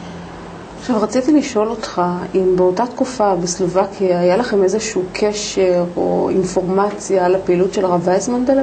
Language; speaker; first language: Hebrew; native; Hebrew